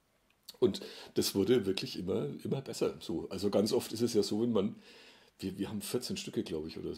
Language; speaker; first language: German; native; German